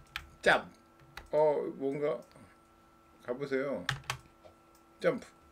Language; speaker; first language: Korean; native; Korean